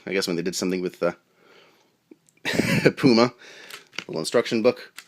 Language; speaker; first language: English; native; English